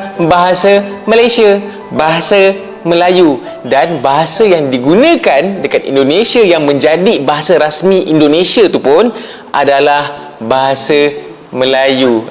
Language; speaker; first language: Malay; native; Malay